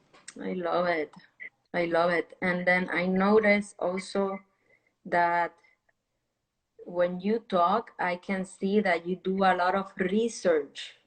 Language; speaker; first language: English; non-native, fluent; Spanish